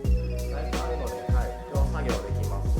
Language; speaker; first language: Japanese; native; Japanese